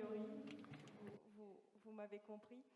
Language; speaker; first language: French; native; French